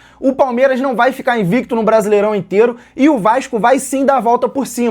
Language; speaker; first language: Portuguese; native; Portuguese